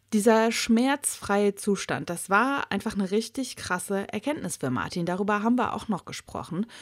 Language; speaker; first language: German; native; German